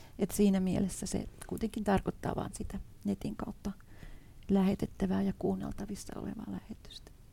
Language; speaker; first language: Finnish; native; Finnish